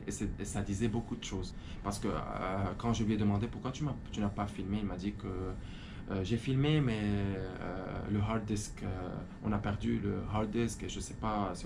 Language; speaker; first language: French; non-native, fluent; Arabic